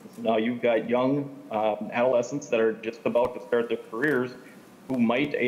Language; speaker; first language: English; native; English